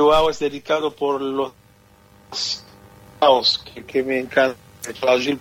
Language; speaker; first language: Spanish; non-native, fluent; Hebrew